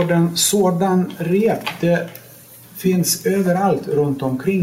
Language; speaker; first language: Swedish; non-native, learner; Lithuanian